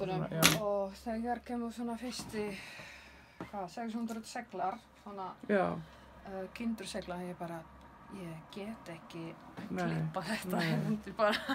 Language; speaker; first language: Icelandic; non-native, learner; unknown